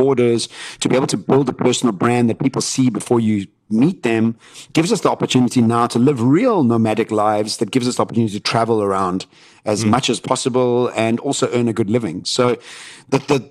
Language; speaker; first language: English; native; English